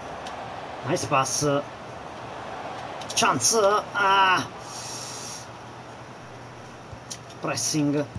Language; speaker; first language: Japanese; non-native, learner; Italian